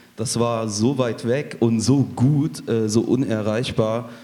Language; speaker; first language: German; native; German